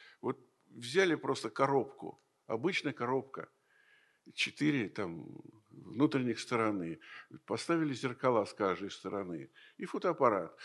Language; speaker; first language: Russian; native; Russian